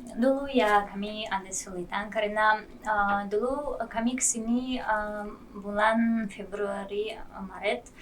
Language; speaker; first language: Indonesian; non-native, learner; Kazakh